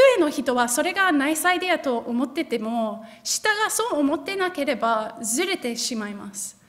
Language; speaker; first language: Japanese; non-native, fluent; English